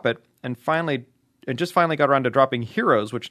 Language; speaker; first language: English; native; English